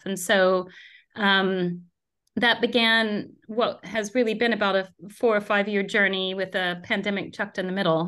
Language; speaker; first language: English; native; English